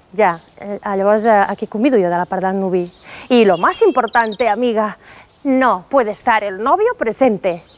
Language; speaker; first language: Spanish; non-native, local second language; Catalan